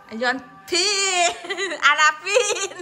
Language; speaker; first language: Swedish; non-native, learner; Vietnamese